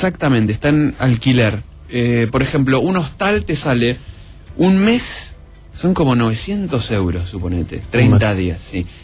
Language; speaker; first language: Spanish; native; Spanish